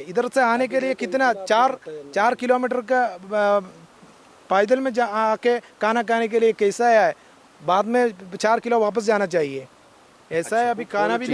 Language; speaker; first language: Hindi; non-native, local second language; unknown